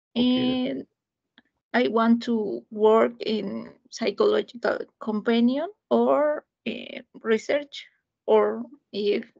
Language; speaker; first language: English; non-native, learner; Spanish